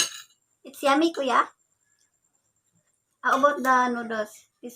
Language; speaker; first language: English; non-native, local second language; Cebuano